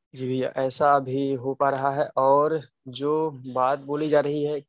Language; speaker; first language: Hindi; native; Hindi